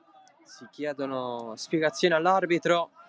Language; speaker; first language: Italian; native; Italian